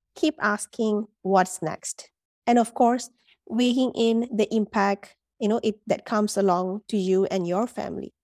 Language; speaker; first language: English; non-native, local second language; Tamil